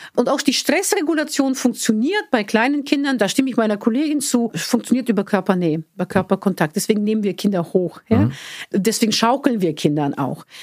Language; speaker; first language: German; non-native, fluent; Bulgarian